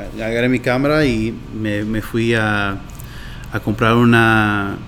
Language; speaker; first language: Spanish; early bilingual, heritage; Spanish